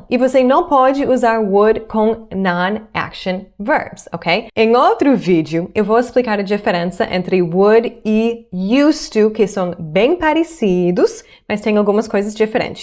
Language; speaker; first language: Portuguese; non-native, fluent; English